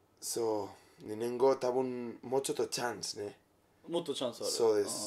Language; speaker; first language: Japanese; non-native, learner; Spanish